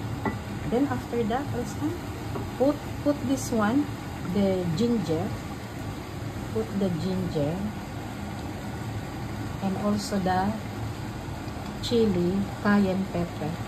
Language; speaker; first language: English; non-native, learner; Filipino